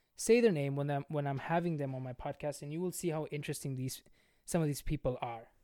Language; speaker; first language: English; non-native, local second language; Bangla